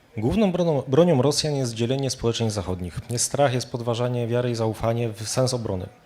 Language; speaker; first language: Polish; native; Polish